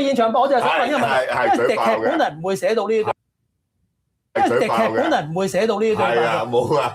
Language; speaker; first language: Chinese; native; Chinese